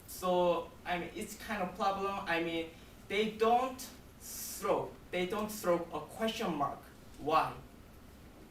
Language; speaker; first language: English; non-native, learner; Korean